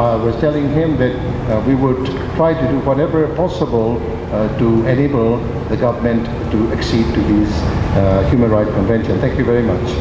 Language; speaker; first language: English; non-native, fluent; Burmese